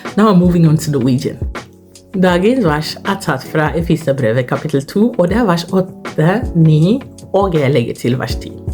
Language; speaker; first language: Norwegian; non-native, fluent; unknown